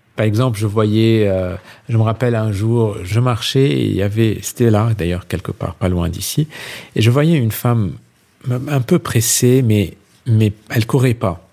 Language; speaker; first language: French; non-native, local second language; Arabic